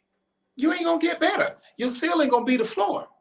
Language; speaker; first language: English; native; English